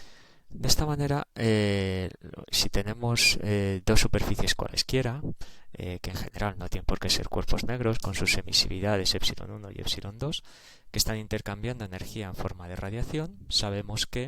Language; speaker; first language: Spanish; native; Spanish